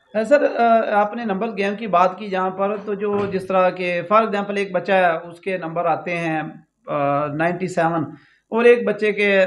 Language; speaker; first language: Urdu; non-native, local second language; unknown